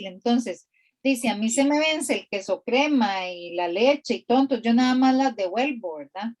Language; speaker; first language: Spanish; native; Spanish